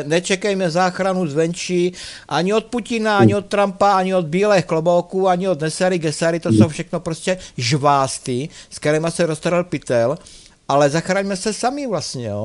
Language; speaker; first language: Czech; native; Czech